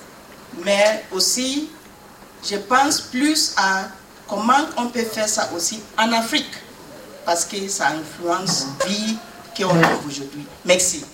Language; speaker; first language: French; non-native, learner; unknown